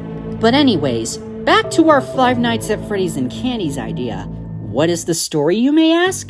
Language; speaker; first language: English; native; English